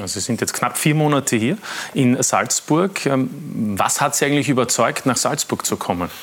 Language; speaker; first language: German; native; German